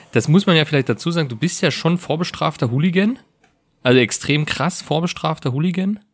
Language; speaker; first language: German; native; German